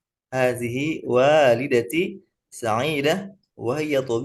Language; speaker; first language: Arabic; non-native, learner; Indonesian